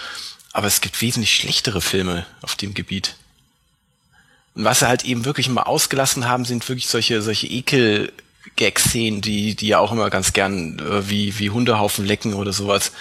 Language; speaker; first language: German; native; German